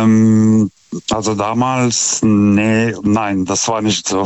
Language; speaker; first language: German; non-native, fluent; Lithuanian